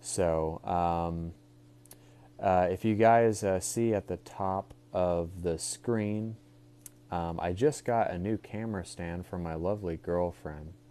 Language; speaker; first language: English; native; English